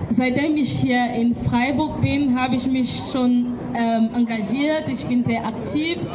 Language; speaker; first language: German; non-native, learner; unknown